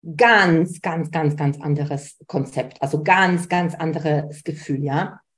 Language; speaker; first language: German; early bilingual, other home language; Polish